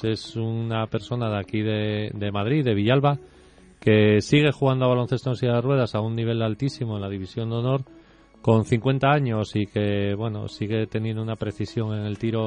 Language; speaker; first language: Spanish; native; Spanish